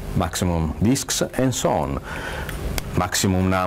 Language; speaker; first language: English; non-native, fluent; Italian